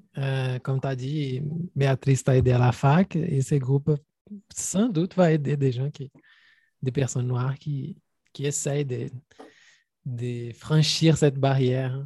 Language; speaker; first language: French; non-native, fluent; Portuguese